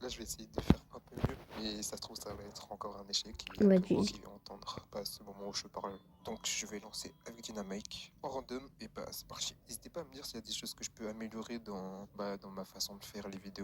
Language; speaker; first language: French; native; French